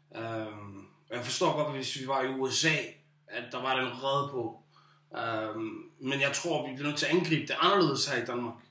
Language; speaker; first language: Danish; early bilingual, other home language; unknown